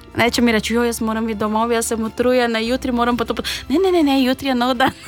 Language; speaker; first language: Slovenian; non-native, fluent; Portuguese